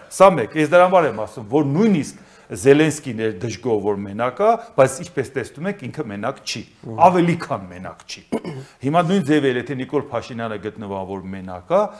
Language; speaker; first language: Armenian; native; Armenian